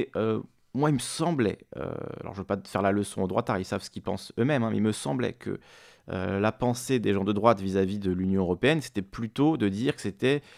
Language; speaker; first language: French; native; French